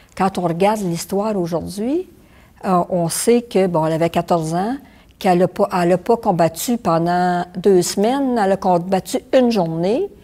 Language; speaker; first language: French; native; French